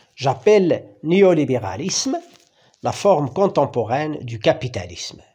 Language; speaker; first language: French; non-native, local second language; Arabic